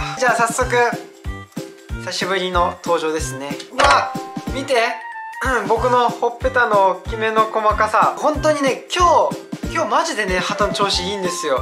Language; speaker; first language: Japanese; non-native, fluent; Korean